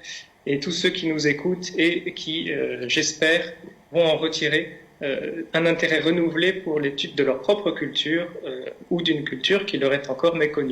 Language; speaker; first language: French; native; French